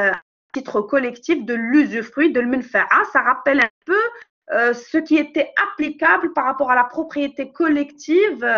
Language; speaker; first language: French; non-native, local second language; Arabic